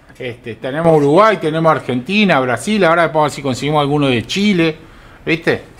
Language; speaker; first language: Spanish; native; Spanish